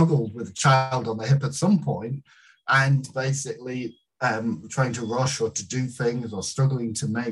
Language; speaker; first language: English; native; English